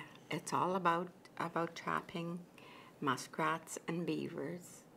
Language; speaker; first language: English; non-native, local second language; French